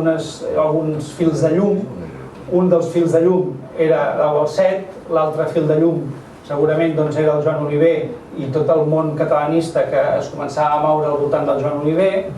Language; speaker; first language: Catalan; native; Catalan